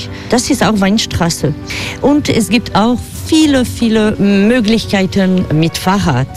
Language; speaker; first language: German; non-native, fluent; French